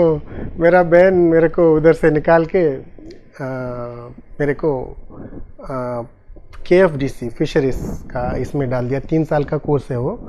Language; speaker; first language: Hindi; non-native, local second language; Tulu